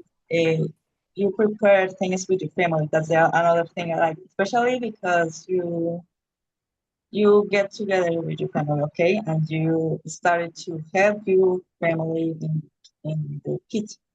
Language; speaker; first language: English; non-native, learner; Spanish